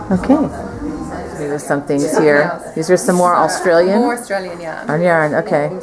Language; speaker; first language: English; native; English